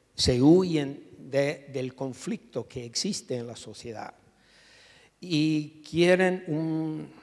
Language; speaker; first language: Spanish; non-native, fluent; English